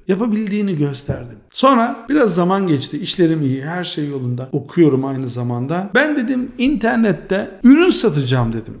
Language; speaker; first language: Turkish; early bilingual, heritage; Turkish